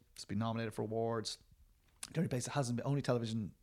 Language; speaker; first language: English; native; English